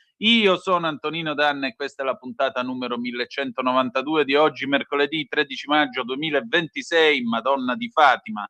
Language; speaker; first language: Italian; native; Italian